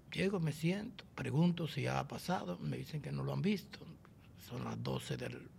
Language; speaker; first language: Spanish; native; Spanish